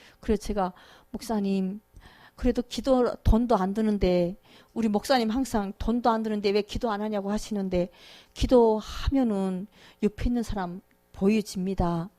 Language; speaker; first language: Korean; native; Korean